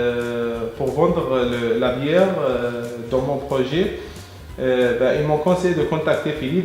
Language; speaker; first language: French; non-native, fluent; Arabic